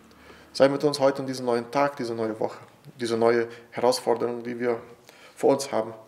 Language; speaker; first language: German; non-native, fluent; Portuguese